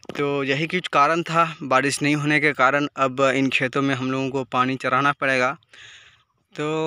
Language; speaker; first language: Hindi; native; Hindi